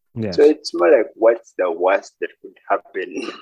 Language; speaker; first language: English; non-native, local second language; Ganda